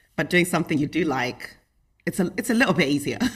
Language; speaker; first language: English; native; English